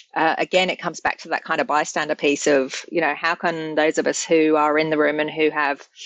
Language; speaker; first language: English; native; English